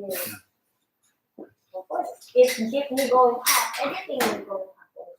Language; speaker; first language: English; non-native, local second language; Filipino